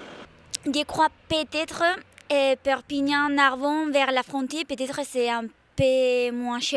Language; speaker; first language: French; non-native, fluent; Spanish